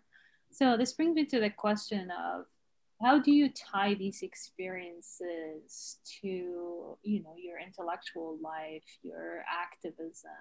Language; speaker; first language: English; non-native, fluent; Arabic